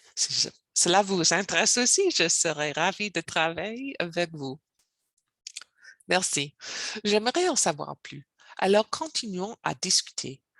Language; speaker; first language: French; non-native, learner; English